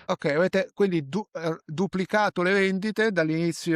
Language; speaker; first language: Italian; native; Italian